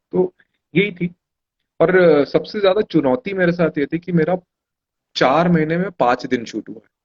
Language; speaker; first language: Hindi; non-native, local second language; Marathi